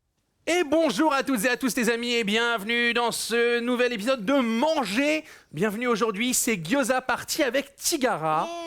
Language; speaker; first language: French; native; French